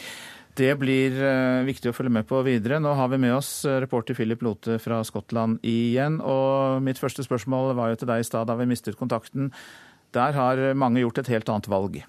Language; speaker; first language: Norwegian; native; Norwegian